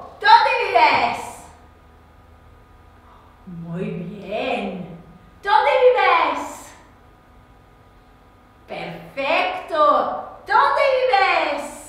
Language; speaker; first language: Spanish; non-native, learner; English